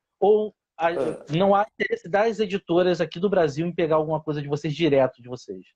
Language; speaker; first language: Portuguese; native; Portuguese